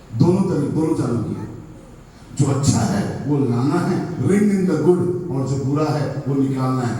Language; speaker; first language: Hindi; non-native, local second language; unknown